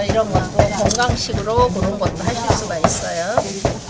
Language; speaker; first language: Korean; native; Korean